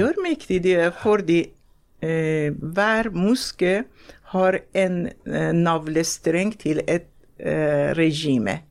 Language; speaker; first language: Norwegian; non-native, fluent; Persian